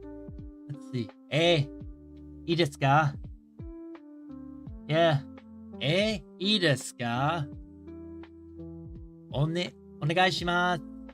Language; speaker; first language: Japanese; non-native, learner; English